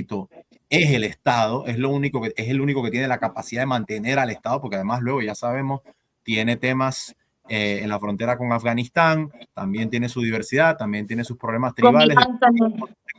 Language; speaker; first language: Spanish; native; Spanish